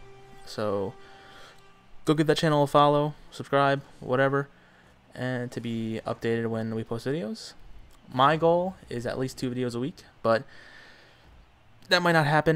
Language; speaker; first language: English; native; English